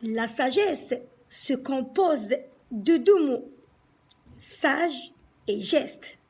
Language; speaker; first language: French; non-native, local second language; Arabic